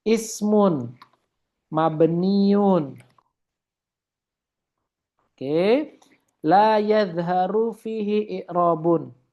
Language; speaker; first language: Arabic; non-native, fluent; Indonesian